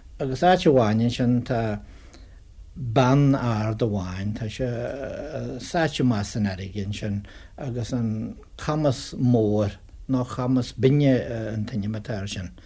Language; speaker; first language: Irish; native; Irish